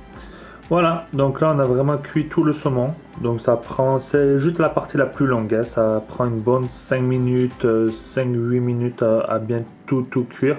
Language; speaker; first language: French; native; French